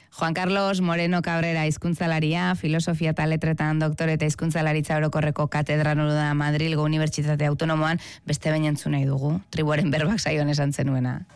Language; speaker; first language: Basque; native; Basque